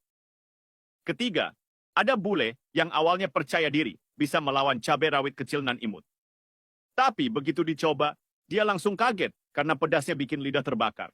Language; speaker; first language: Indonesian; native; Indonesian